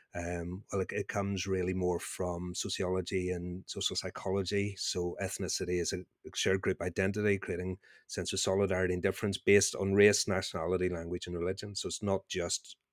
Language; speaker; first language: English; native; English